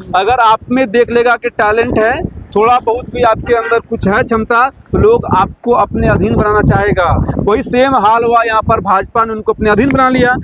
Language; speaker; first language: Hindi; native; Hindi